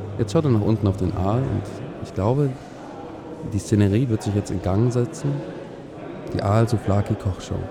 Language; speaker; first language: German; native; German